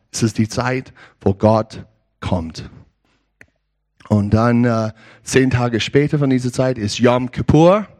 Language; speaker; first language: German; non-native, learner; English